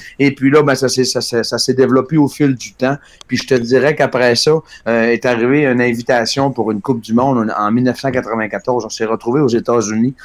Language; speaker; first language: French; native; French